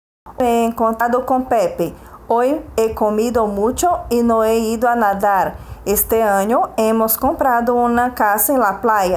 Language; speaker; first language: Spanish; non-native, fluent; Portuguese